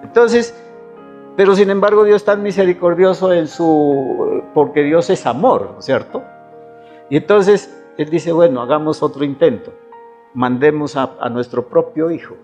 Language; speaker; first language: Spanish; native; Spanish